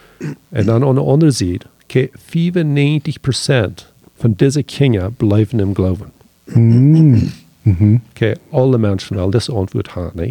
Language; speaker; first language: German; non-native, learner; Low German